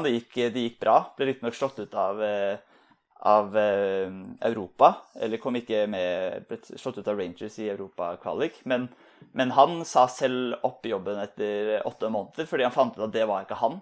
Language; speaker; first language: Norwegian; native; Norwegian